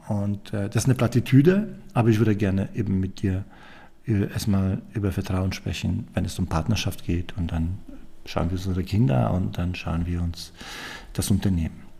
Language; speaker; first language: German; non-native, fluent; Polish